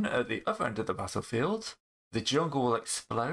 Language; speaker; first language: English; native; English